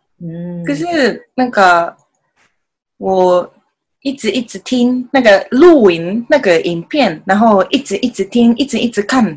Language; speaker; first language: Chinese; non-native, learner; Japanese